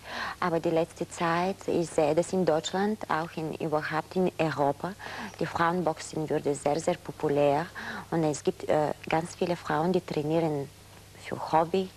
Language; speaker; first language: German; non-native, fluent; Bulgarian